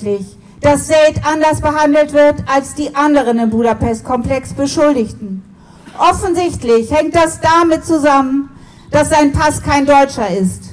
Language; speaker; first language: German; native; German